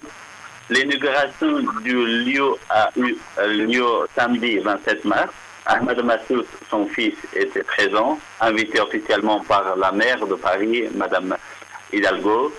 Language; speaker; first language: French; non-native, fluent; Persian